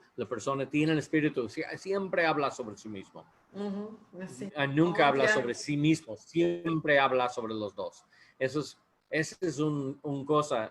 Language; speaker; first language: Spanish; non-native, learner; English